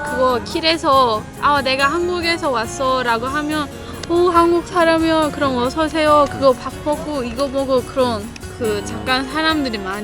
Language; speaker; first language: Korean; non-native, learner; Turkish